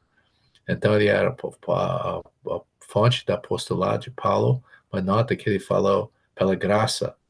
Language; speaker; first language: Portuguese; non-native, fluent; English